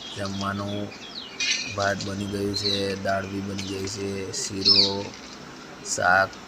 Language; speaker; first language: Gujarati; non-native, local second language; Rathawi